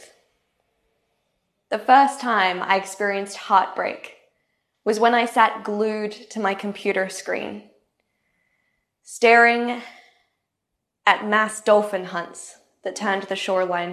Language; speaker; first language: English; native; English